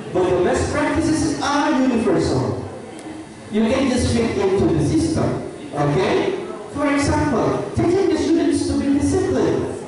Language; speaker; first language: English; non-native, fluent; Indonesian